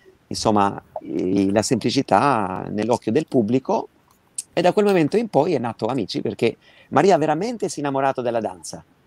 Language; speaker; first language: Italian; non-native, fluent; Albanian